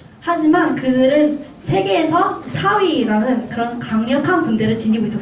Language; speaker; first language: Korean; native; Korean